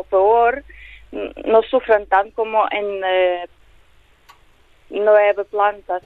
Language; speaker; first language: Spanish; non-native, learner; Ukrainian